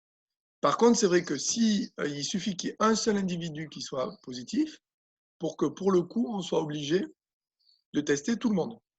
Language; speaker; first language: French; native; French